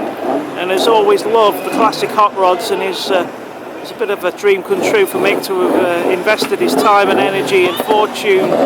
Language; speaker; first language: English; native; English